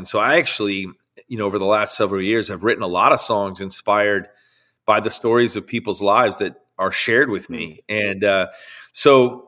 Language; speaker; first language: English; native; English